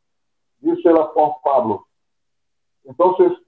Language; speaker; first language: Spanish; non-native, fluent; Portuguese